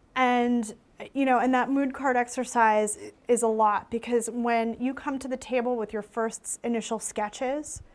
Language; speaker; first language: English; native; English